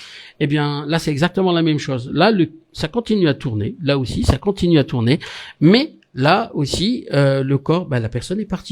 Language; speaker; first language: French; native; French